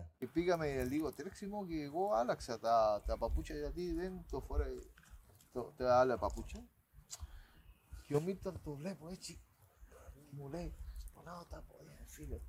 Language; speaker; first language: Greek; non-native, learner; Spanish